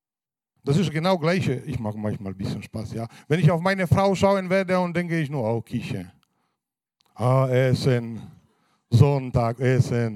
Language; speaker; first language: German; non-native, fluent; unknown